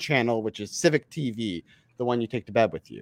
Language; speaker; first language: English; native; English